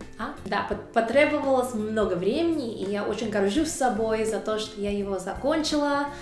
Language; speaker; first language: Russian; non-native, fluent; English